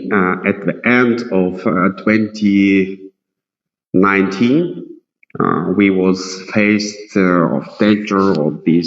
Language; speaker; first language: English; non-native, fluent; Russian